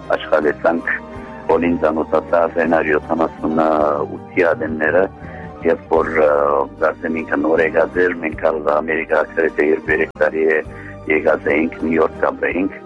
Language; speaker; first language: Armenian; early bilingual, heritage; Armenian